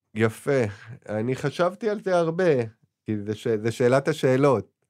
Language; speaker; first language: Hebrew; native; Hebrew